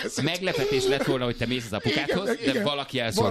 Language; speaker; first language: Hungarian; native; Hungarian